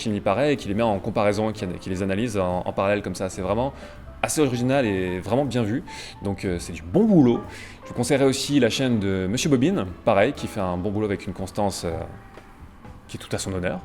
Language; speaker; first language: French; native; French